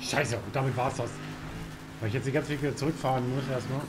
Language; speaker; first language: German; native; German